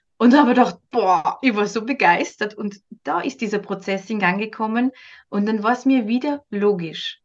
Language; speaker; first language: German; native; German